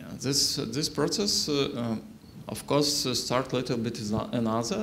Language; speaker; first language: English; non-native, learner; Ukrainian